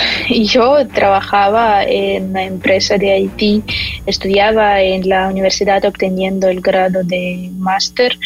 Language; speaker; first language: Spanish; non-native, fluent; Ukrainian